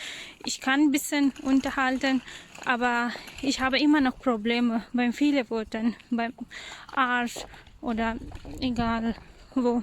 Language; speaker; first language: German; non-native, learner; Urdu